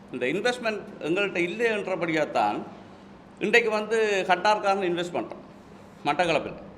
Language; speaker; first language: Tamil; native; Tamil